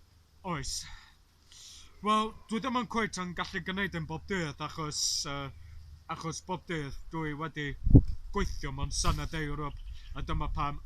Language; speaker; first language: Welsh; non-native, learner; English